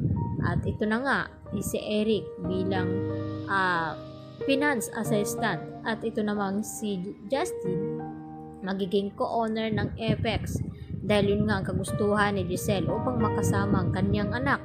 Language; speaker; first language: Filipino; native; Filipino